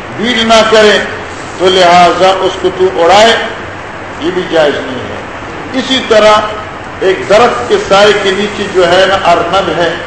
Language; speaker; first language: Urdu; non-native, local second language; Northern Hindko